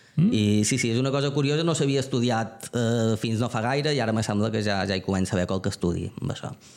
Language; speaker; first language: Catalan; native; Catalan